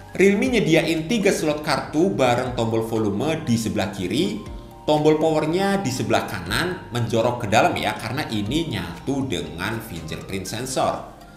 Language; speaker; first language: Indonesian; native; Indonesian